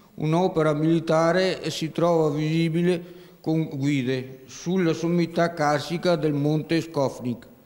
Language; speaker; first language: Italian; native; Italian